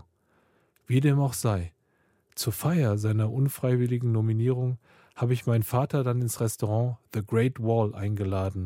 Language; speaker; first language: German; early bilingual, other home language; Korean